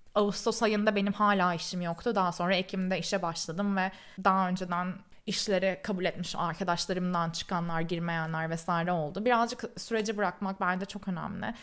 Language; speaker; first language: Turkish; native; Turkish